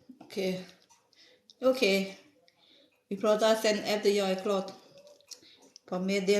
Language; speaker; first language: Swedish; non-native, learner; Thai